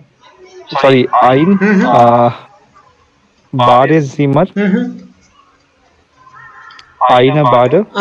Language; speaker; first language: German; non-native, learner; Hindi